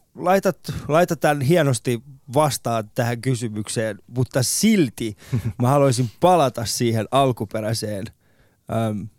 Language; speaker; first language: Finnish; non-native, fluent; Persian